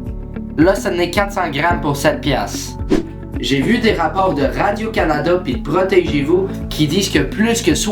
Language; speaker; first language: French; native; French